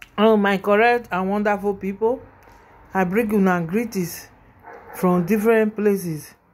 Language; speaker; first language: Nigerian Pidgin; non-native, local second language; Yoruba